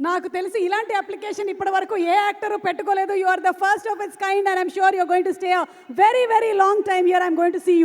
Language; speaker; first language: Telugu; native; Telugu